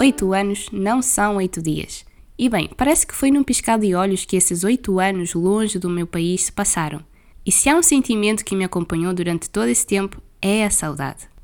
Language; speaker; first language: Portuguese; non-native, local second language; Kabuverdianu